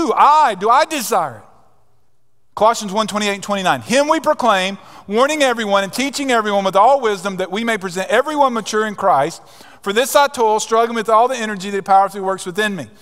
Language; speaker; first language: English; native; English